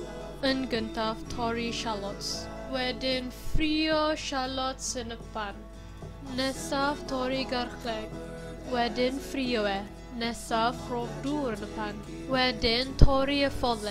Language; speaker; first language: Welsh; non-native, learner; Malay